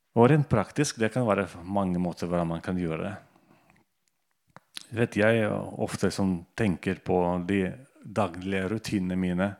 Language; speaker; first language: Norwegian; non-native, fluent; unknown